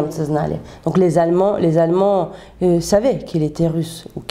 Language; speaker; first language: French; non-native, fluent; Russian